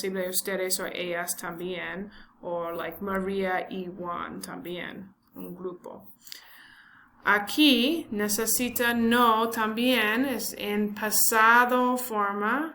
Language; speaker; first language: Spanish; non-native, learner; English